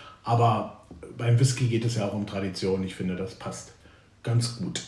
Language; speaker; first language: German; native; German